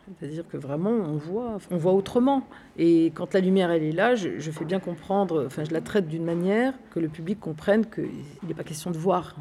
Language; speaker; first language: French; early bilingual, other home language; Arabic